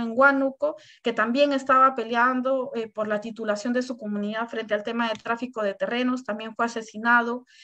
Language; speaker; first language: Spanish; native; Spanish